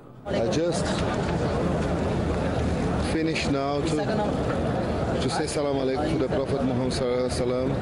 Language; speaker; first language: English; non-native, learner; Portuguese